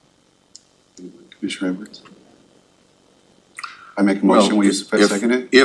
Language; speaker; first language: English; native; English